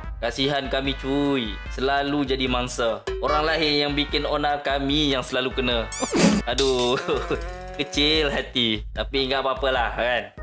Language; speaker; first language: Malay; native; Malay